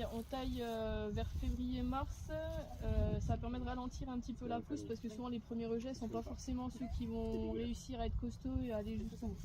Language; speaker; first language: French; native; French